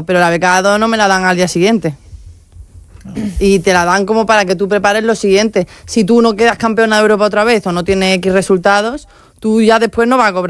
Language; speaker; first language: Spanish; native; Spanish